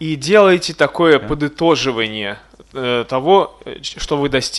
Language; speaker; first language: Russian; native; Russian